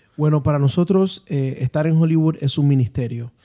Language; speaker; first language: Spanish; native; Spanish